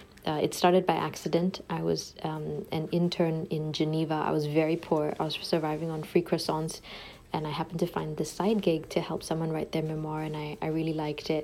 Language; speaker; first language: English; native; English